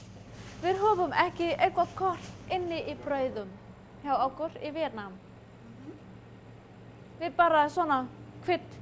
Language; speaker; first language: Icelandic; non-native, learner; Vietnamese